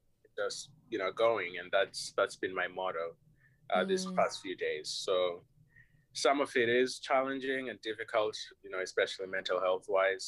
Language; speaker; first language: English; non-native, local second language; North Ndebele